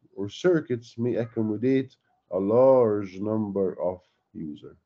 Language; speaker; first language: English; non-native, fluent; Arabic